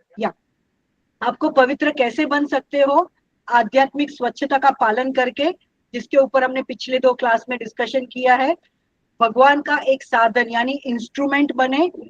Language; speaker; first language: Hindi; non-native, local second language; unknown